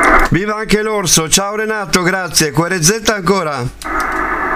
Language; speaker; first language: Italian; native; Italian